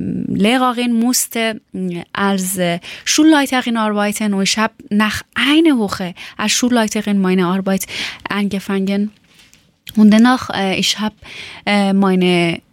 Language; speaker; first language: German; non-native, learner; Persian